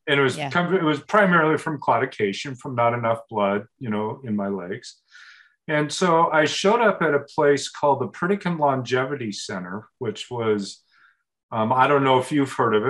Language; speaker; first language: English; native; English